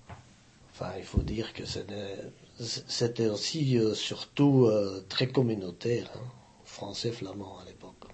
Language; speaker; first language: French; native; French